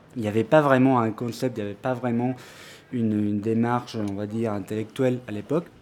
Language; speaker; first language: French; non-native, fluent; Spanish